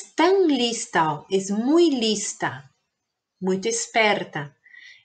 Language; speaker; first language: Spanish; non-native, fluent; Portuguese